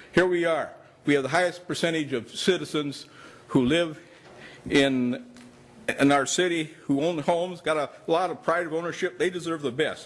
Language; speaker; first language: English; native; English